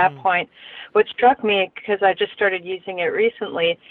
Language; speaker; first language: English; native; English